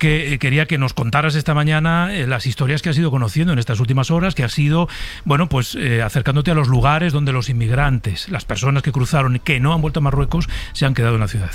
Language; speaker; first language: Spanish; native; Spanish